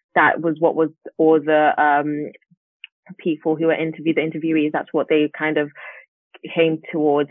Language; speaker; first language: English; native; English